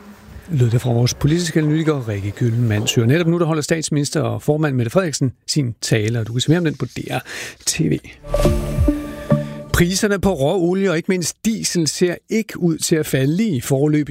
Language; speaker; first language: Danish; native; Danish